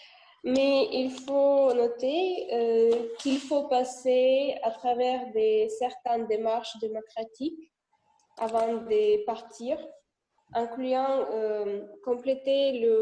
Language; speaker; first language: French; non-native, learner; Russian